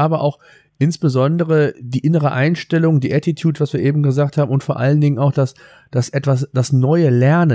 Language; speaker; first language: German; native; German